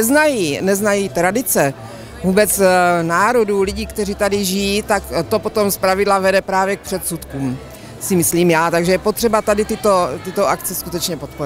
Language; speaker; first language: Czech; native; Czech